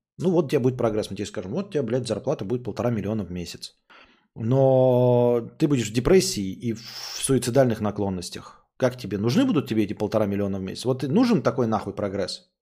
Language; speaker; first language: Russian; native; Russian